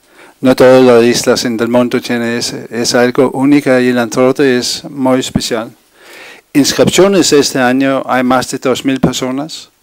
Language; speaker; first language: Spanish; non-native, fluent; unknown